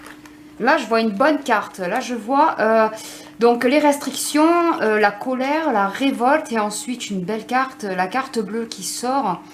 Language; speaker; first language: French; native; French